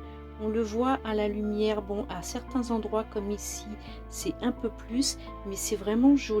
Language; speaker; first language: French; native; French